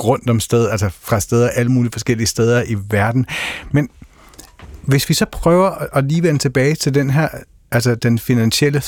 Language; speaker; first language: Danish; native; Danish